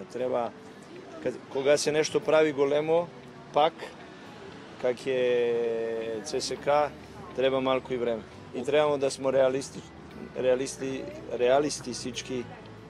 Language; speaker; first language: Bulgarian; non-native, learner; Macedonian